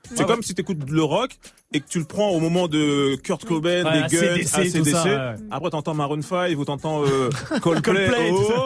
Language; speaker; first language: French; native; French